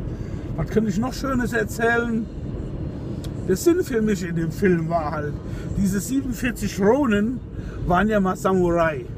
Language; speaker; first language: German; native; German